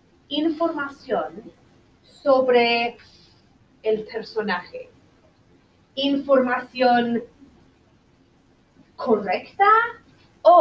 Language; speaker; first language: Spanish; non-native, fluent; English